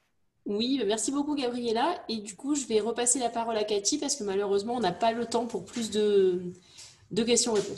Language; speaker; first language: French; native; French